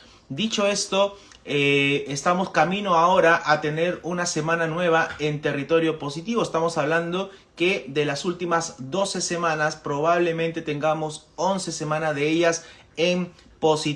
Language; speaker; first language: Spanish; native; Spanish